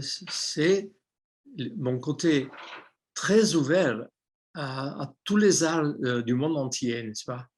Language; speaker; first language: French; non-native, fluent; Armenian